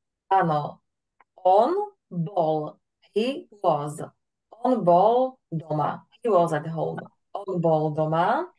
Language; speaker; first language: English; non-native, fluent; Slovak